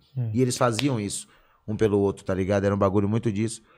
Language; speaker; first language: Portuguese; native; Portuguese